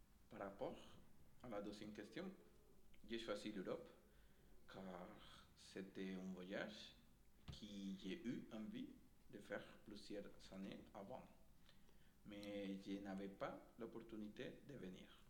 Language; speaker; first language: French; non-native, fluent; Spanish